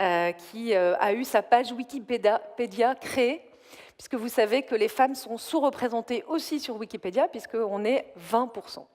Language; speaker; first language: French; native; French